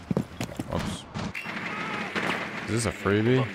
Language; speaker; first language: English; native; English